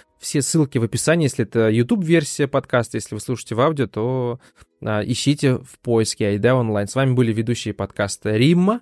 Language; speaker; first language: Russian; native; Russian